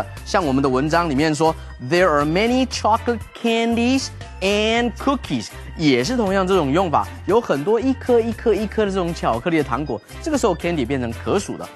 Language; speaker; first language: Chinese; native; Chinese